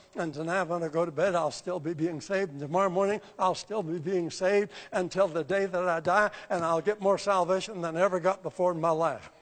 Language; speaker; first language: English; native; English